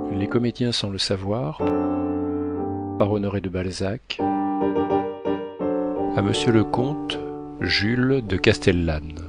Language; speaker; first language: French; native; French